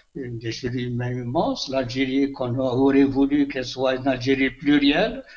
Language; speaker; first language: French; non-native, local second language; Kabyle